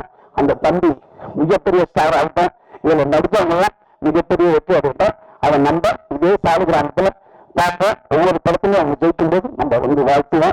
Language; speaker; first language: Tamil; native; Tamil